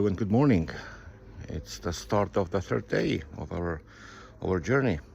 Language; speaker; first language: English; non-native, fluent; Estonian